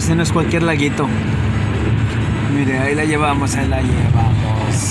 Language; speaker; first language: Spanish; native; Spanish